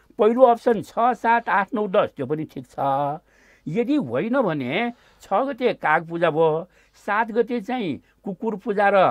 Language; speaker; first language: Nepali; non-native, local second language; Newari